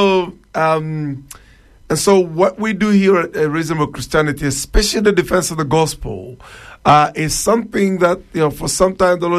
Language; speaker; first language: English; non-native, fluent; Luba-Lulua